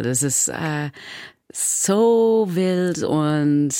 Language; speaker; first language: German; non-native, learner; English